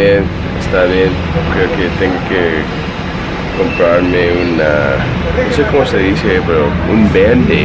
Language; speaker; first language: Spanish; non-native, fluent; English